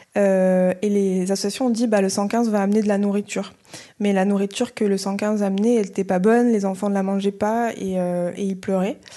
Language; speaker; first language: French; non-native, fluent; Bini